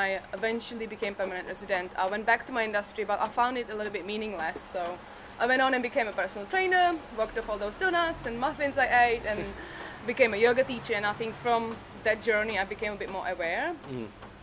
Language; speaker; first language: English; non-native, fluent; Czech